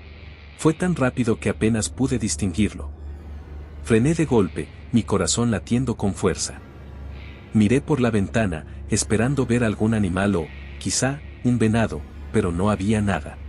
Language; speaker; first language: Spanish; native; Spanish